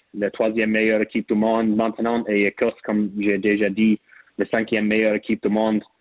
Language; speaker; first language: French; non-native, learner; English